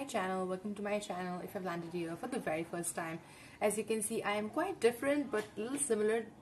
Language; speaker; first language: English; non-native, local second language; Gujarati